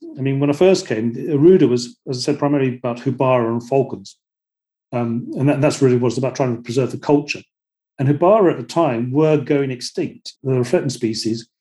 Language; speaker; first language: English; native; English